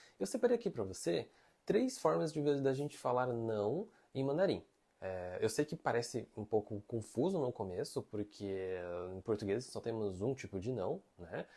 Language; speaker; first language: Portuguese; non-native, fluent; Chinese